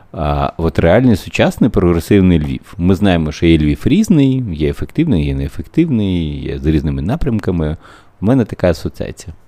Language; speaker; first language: Ukrainian; native; Ukrainian